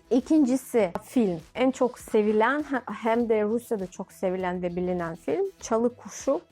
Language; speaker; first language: Turkish; non-native, fluent; Russian